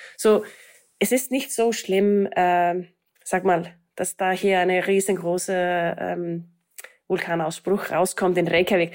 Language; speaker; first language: German; non-native, fluent; Icelandic